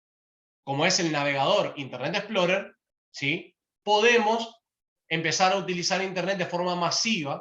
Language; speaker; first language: Spanish; native; Spanish